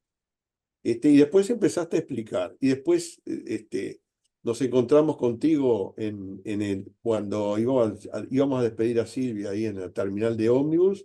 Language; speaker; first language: Spanish; native; Spanish